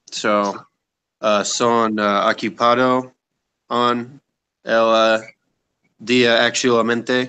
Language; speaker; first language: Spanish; non-native, learner; English